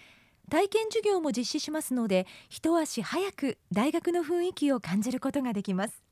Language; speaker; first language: Japanese; native; Japanese